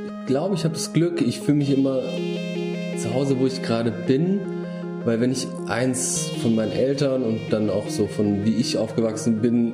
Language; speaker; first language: German; early bilingual, other home language; Bosnian